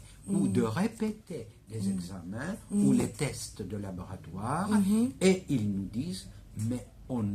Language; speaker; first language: French; non-native, fluent; Greek